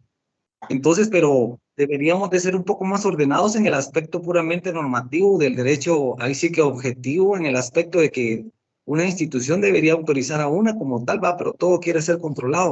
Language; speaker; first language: Spanish; native; Spanish